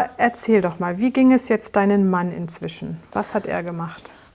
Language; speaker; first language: German; native; German